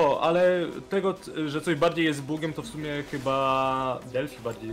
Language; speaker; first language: Polish; native; Polish